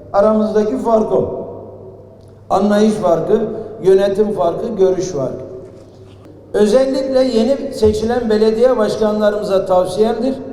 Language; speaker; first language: Turkish; native; Turkish